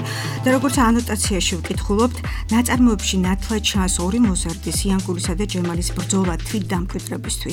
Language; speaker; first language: Georgian; native; Georgian